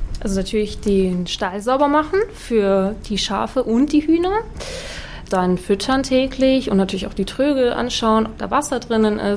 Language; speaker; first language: German; native; German